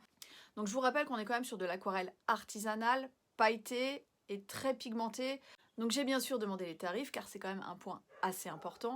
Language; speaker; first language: French; native; French